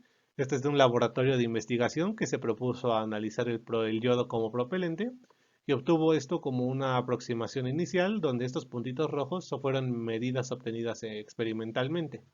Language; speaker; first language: Spanish; native; Spanish